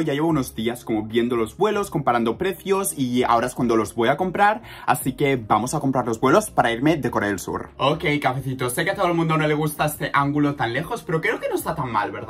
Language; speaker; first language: Spanish; native; Spanish